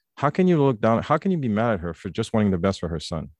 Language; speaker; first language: English; native; English